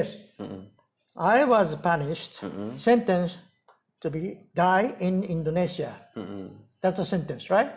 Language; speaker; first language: English; non-native, learner; Japanese